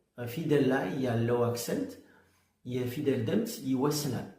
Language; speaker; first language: Amharic; non-native, learner; French